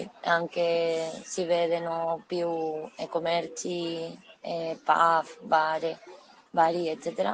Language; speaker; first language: Italian; non-native, learner; Spanish